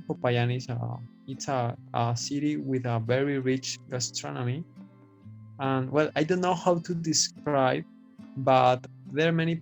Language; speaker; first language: English; non-native, fluent; Spanish